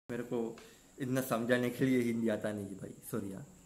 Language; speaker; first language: Hindi; non-native, learner; Sinhala